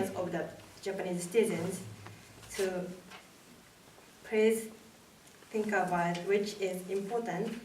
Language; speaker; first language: English; non-native, learner; Japanese